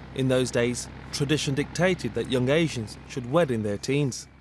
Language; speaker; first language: English; native; English